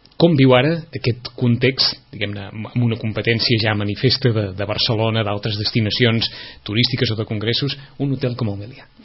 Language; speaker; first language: Catalan; native; Catalan